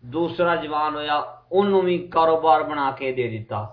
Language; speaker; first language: Urdu; non-native, local second language; Punjabi